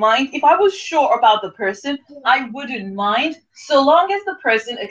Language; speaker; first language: English; non-native, local second language; Yoruba